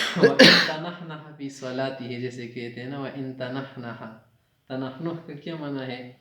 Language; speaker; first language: Urdu; non-native, local second language; Pashto